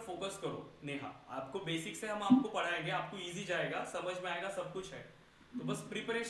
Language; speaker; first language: Hindi; native; Hindi